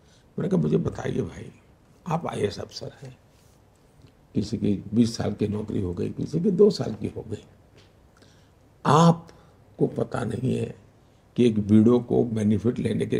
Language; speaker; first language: Hindi; non-native, local second language; Gujarati